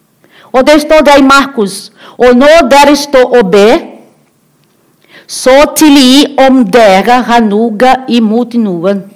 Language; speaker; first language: Norwegian; non-native, learner; Portuguese